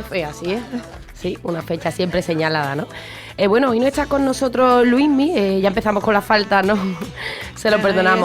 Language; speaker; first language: Spanish; native; Spanish